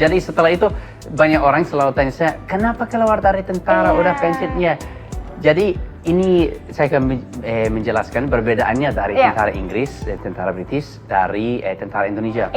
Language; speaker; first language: Indonesian; non-native, learner; English